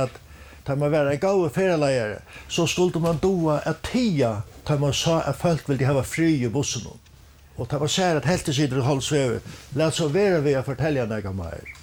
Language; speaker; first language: Swedish; non-native, learner; Faroese